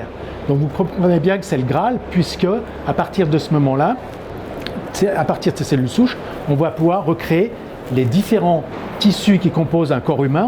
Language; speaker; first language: French; native; French